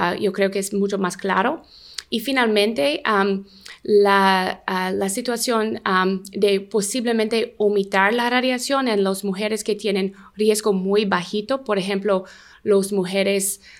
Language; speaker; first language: Spanish; non-native, learner; English